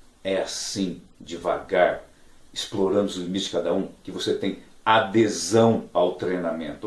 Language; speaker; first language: Portuguese; native; Portuguese